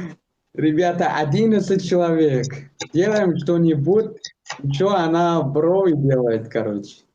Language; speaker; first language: Russian; non-native, local second language; Tajik